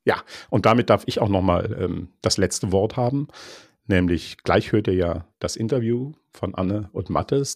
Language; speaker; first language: German; native; German